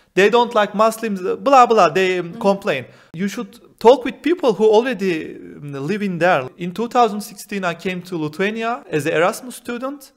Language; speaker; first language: English; non-native, fluent; Turkish